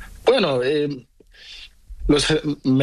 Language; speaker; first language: Spanish; non-native, learner; Portuguese